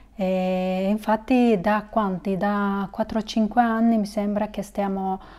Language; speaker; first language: Italian; non-native, fluent; Kyrgyz